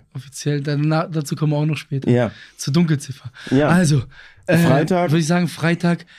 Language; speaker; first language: German; early bilingual, other home language; Greek